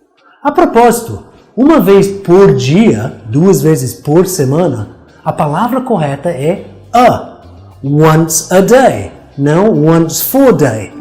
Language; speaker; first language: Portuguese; non-native, fluent; English